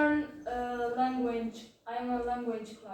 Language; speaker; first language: English; non-native, learner; Turkish